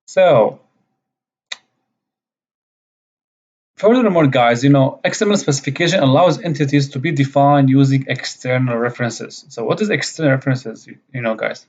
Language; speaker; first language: English; non-native, fluent; Arabic